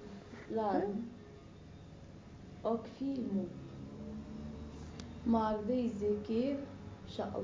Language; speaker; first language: Dutch; non-native, learner; Arabic